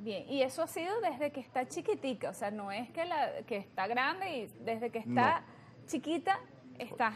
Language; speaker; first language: Spanish; native; Spanish